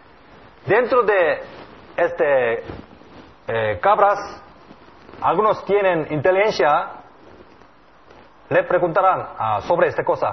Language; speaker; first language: Spanish; non-native, learner; Korean